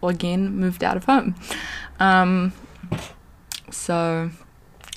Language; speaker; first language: English; native; English